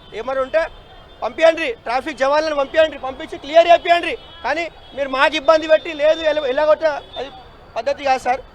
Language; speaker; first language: Telugu; native; Telugu